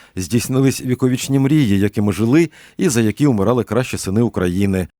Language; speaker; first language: Ukrainian; native; Ukrainian